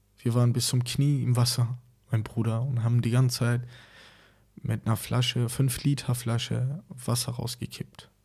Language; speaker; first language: German; non-native, fluent; Persian